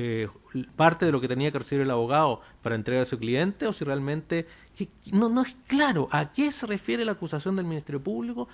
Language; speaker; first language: Spanish; native; Spanish